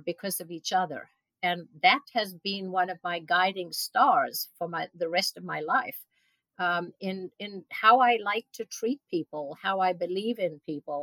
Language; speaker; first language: English; native; English